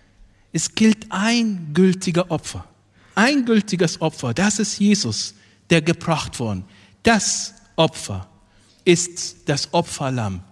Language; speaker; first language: German; non-native, fluent; Arabic